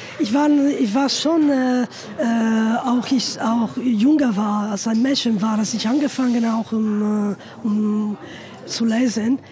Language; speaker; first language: German; non-native, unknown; Italian